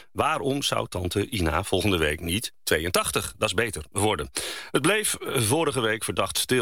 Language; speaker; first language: Dutch; native; Dutch